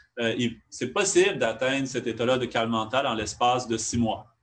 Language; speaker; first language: French; native; French